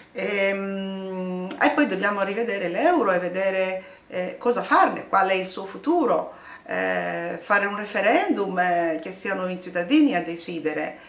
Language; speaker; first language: Italian; non-native, fluent; Greek